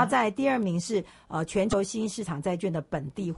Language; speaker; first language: Chinese; native; Chinese